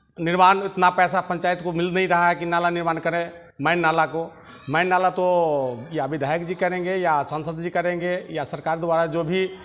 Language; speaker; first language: Hindi; native; Hindi